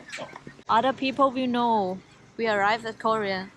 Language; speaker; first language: English; non-native, learner; Thai